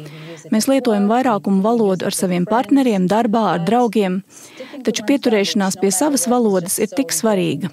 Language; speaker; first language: Latvian; native; Latvian